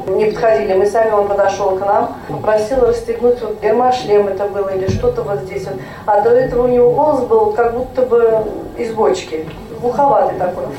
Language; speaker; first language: Russian; non-native, local second language; Tatar